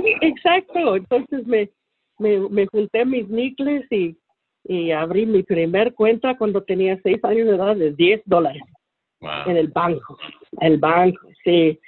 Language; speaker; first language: Spanish; early bilingual, heritage; Spanish